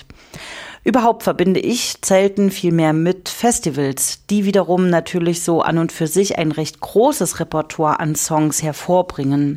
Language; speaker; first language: German; native; German